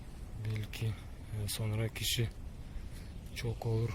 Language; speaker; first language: Turkish; non-native, learner; Bashkir